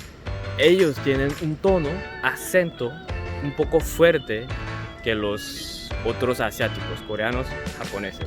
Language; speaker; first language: Spanish; non-native, learner; Korean